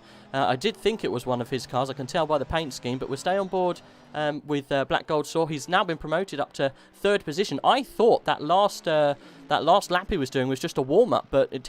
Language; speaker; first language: English; native; English